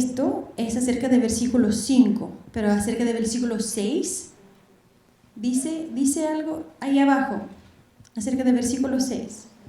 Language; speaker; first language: Spanish; non-native, fluent; Bulgarian